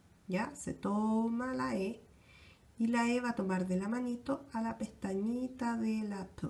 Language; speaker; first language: Spanish; native; Spanish